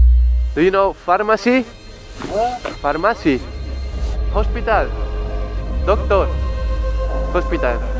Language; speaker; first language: English; non-native, learner; Spanish